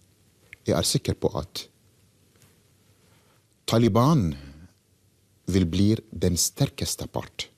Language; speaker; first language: Norwegian; non-native, fluent; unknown